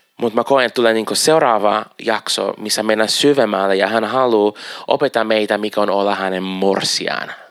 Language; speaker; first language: Finnish; non-native, fluent; Portuguese